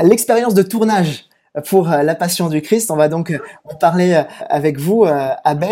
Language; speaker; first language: French; native; French